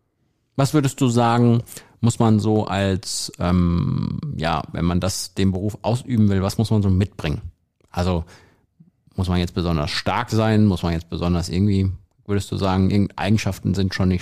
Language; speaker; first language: German; native; German